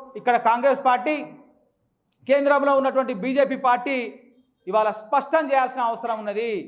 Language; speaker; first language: Telugu; non-native, local second language; Lambadi